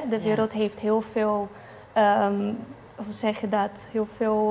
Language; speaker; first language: Dutch; non-native, fluent; Portuguese